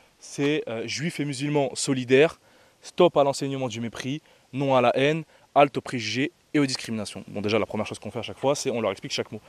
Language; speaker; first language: French; native; French